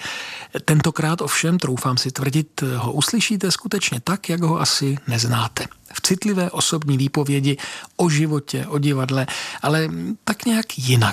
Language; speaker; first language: Czech; native; Czech